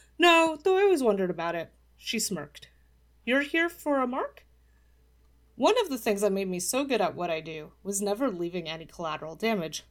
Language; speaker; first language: English; early bilingual, other home language; Polish